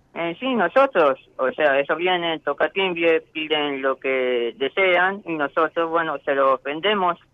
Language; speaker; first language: Spanish; native; Spanish